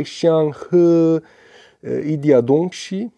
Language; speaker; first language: Chinese; non-native, learner; German